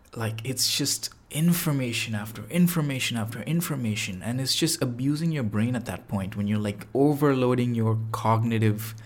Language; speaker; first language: English; non-native, local second language; Tamil